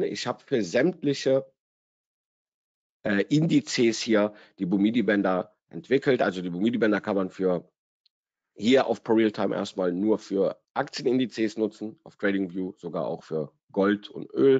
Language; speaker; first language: German; native; German